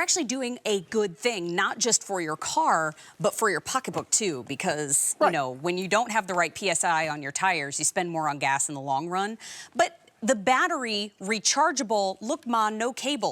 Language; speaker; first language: English; native; English